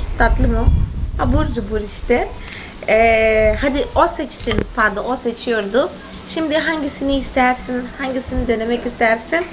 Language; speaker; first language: Turkish; non-native, fluent; Portuguese